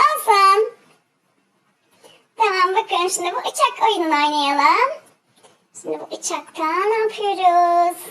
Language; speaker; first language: Turkish; native; Turkish